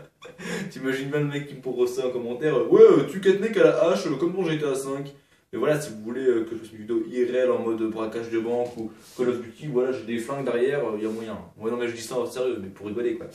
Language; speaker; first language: French; native; French